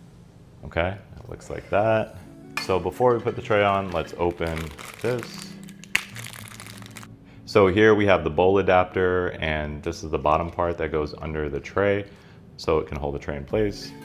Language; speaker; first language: English; native; English